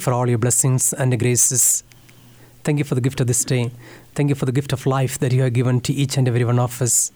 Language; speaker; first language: English; non-native, local second language; Malayalam